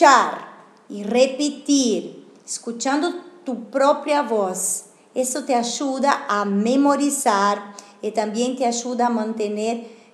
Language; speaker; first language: Spanish; non-native, fluent; Portuguese